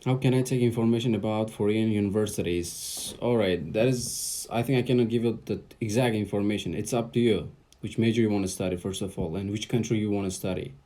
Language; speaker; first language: English; non-native, fluent; Uzbek